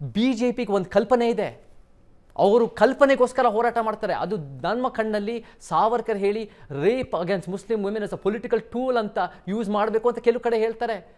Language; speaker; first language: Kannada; early bilingual, heritage; Kannada